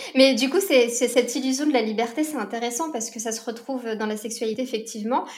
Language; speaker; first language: French; native; French